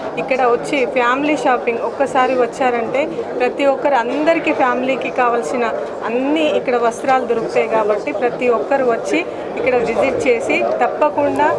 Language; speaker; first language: Telugu; native; Telugu